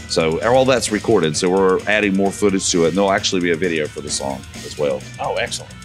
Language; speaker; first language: English; native; English